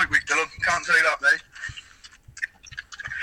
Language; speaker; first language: English; native; English